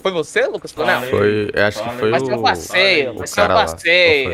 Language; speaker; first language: Portuguese; native; Portuguese